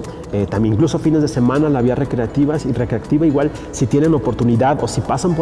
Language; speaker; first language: Spanish; native; Spanish